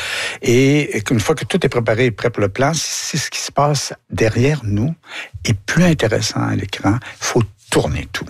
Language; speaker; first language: French; native; French